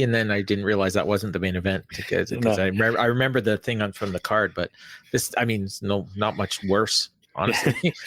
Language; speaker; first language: English; native; English